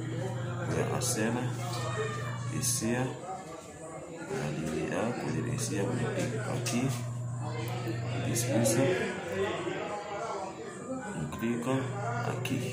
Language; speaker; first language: Spanish; non-native, learner; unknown